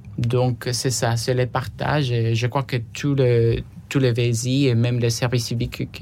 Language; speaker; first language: French; non-native, fluent; Spanish